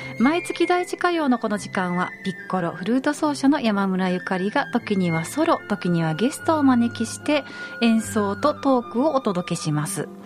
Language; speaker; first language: Japanese; native; Japanese